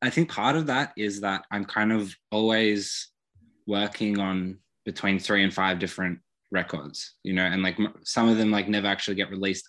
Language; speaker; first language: English; native; English